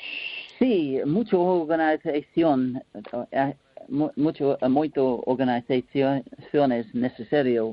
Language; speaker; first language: Spanish; non-native, learner; English